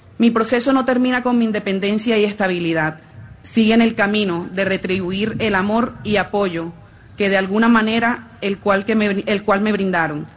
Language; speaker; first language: Spanish; native; Spanish